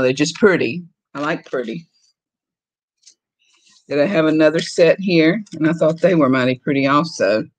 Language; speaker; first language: English; native; English